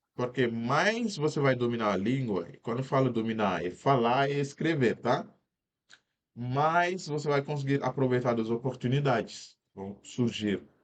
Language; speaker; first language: Portuguese; non-native, fluent; Wolof